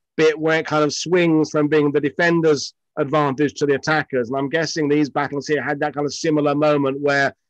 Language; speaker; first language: English; native; English